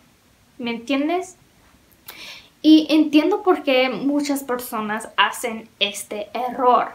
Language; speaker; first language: Spanish; non-native, learner; English